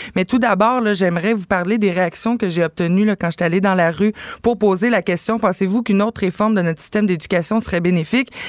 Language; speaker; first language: French; native; French